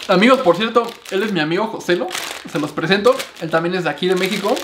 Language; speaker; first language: Spanish; native; Spanish